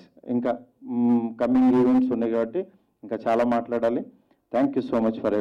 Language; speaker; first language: Telugu; native; Telugu